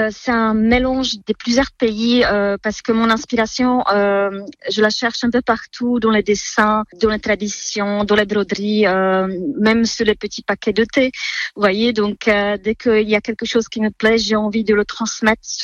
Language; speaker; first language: French; non-native, fluent; Czech